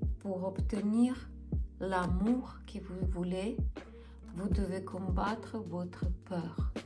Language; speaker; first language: French; non-native, fluent; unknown